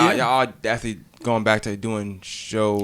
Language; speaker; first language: English; native; English